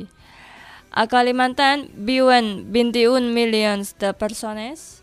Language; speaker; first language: Catalan; non-native, learner; Indonesian